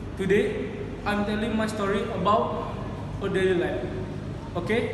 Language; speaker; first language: English; non-native, learner; Indonesian